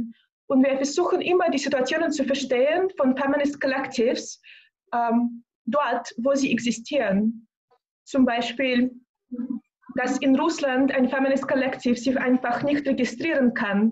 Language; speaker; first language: German; non-native, fluent; Russian